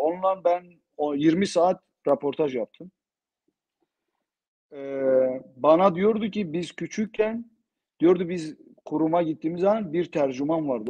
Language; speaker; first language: Turkish; non-native, local second language; Zaza